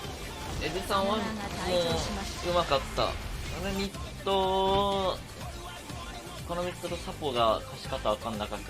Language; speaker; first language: Japanese; native; Japanese